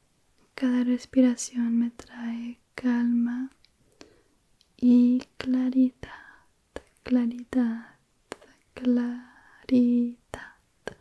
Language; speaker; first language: Spanish; early bilingual, heritage; Spanish